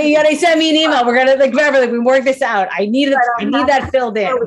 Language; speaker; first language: English; native; English